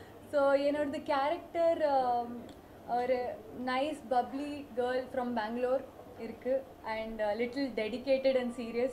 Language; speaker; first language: Tamil; non-native, learner; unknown